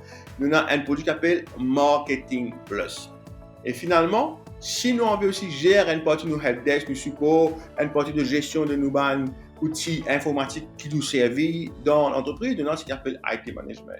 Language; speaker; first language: French; non-native, local second language; Morisyen